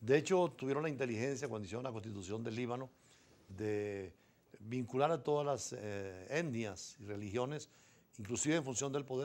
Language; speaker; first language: Spanish; native; Spanish